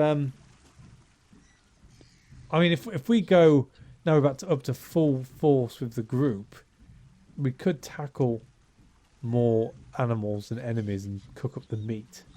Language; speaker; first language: English; native; English